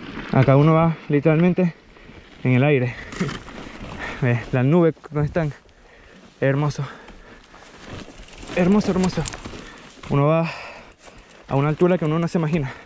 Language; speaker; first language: Spanish; native; Spanish